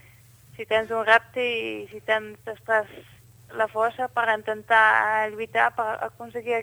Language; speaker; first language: Catalan; non-native, fluent; Dutch